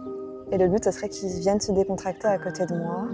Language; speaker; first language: French; native; French